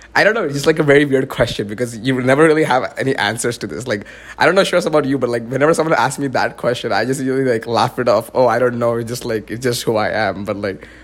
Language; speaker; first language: English; non-native, local second language; Marathi